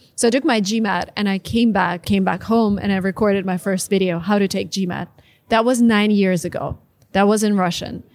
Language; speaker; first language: English; non-native, fluent; Russian